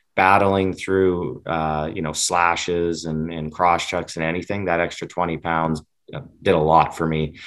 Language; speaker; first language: English; native; English